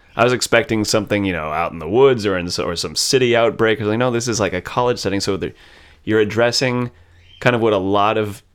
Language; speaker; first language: English; native; English